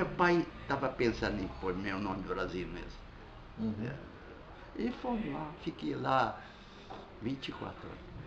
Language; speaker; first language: Portuguese; non-native, fluent; Arabic